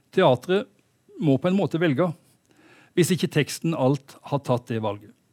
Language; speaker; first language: Norwegian; native; Norwegian